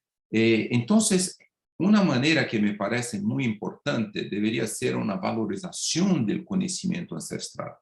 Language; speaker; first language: Spanish; non-native, fluent; Portuguese